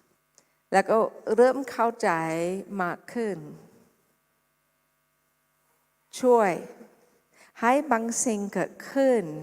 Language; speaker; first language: Thai; non-native, fluent; English